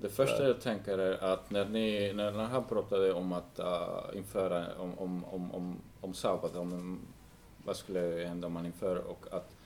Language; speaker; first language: Swedish; non-native, fluent; English